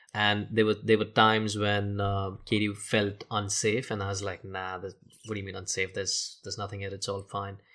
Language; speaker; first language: English; non-native, local second language; Hindi